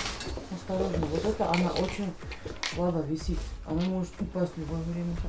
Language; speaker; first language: Russian; non-native, local second language; Uzbek